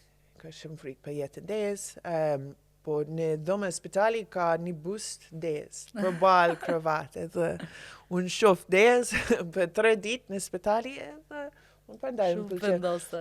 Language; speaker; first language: Albanian; non-native, learner; English